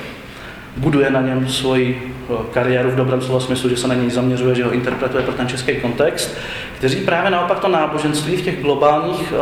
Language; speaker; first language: Czech; native; Czech